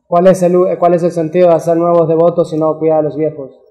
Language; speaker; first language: Spanish; native; Spanish